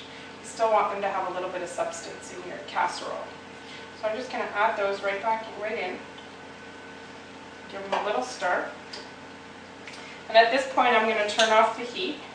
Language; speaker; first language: English; native; English